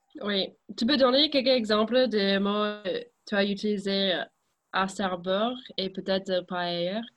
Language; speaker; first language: French; non-native, fluent; English